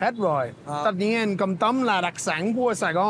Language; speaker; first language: Vietnamese; non-native, fluent; English